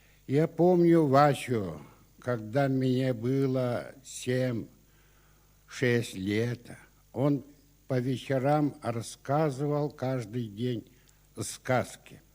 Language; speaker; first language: Russian; non-native, local second language; Yakut